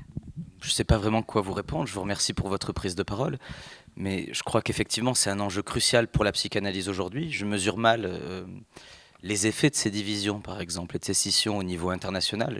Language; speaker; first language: French; native; French